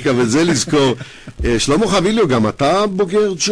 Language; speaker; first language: Hebrew; native; Hebrew